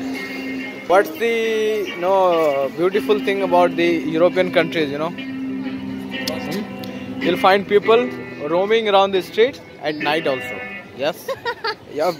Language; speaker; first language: English; non-native, local second language; Hindi